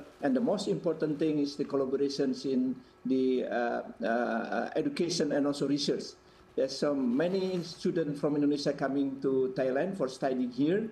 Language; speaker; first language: English; non-native, fluent; Indonesian